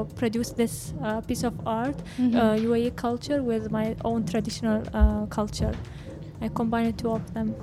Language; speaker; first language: English; non-native, learner; Russian